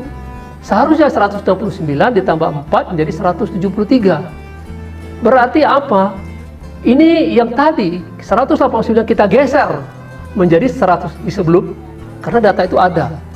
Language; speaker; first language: Indonesian; native; Indonesian